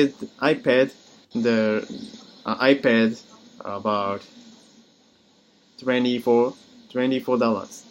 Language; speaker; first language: English; non-native, learner; Japanese